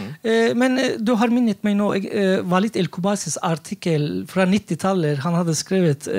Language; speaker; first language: Norwegian; non-native, fluent; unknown